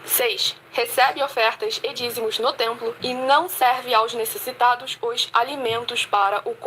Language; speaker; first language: Portuguese; native; Portuguese